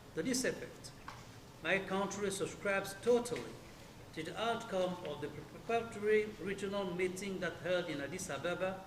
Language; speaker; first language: English; non-native, local second language; French